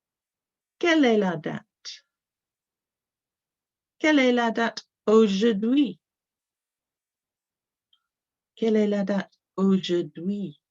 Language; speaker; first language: French; non-native, fluent; English